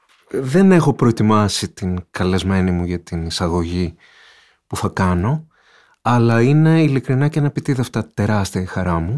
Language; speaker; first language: Greek; native; Greek